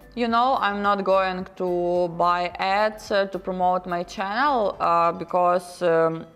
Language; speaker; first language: English; non-native, learner; Ukrainian